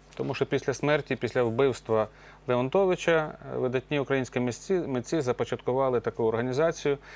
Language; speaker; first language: Ukrainian; native; Ukrainian